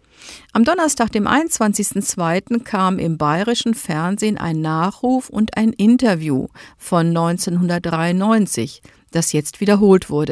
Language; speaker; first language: German; native; German